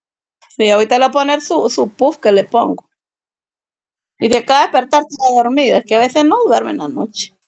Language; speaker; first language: Spanish; native; Spanish